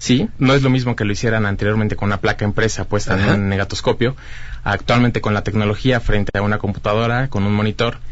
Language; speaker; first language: Spanish; native; Spanish